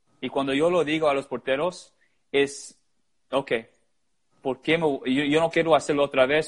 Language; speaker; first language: Spanish; early bilingual, heritage; English